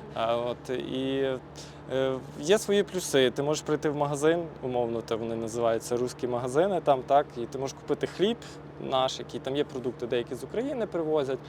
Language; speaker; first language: Ukrainian; native; Ukrainian